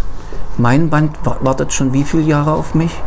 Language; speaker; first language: German; non-native, fluent; Russian